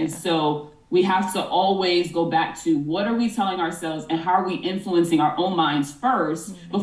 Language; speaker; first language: English; native; English